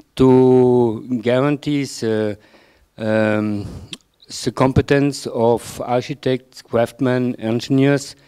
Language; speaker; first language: English; non-native, fluent; German